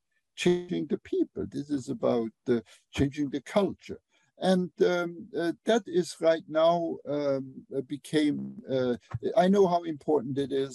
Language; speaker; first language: English; non-native, fluent; Luxembourgish